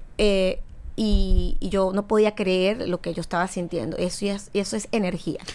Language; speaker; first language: Spanish; native; Spanish